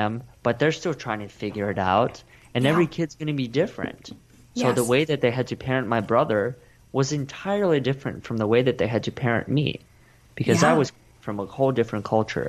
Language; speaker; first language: English; early bilingual, other home language; Russian